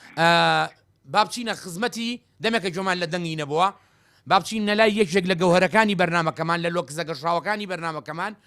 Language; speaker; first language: Central Kurdish; native; Central Kurdish